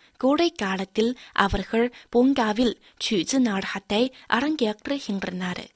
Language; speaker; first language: Tamil; non-native, fluent; Chinese